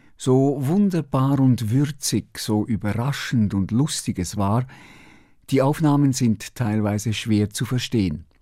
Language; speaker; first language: German; native; German